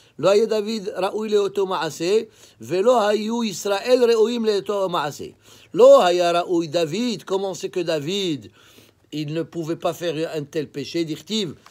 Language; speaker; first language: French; native; French